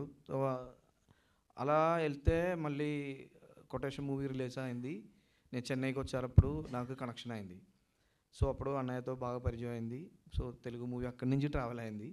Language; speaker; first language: Telugu; non-native, learner; Malayalam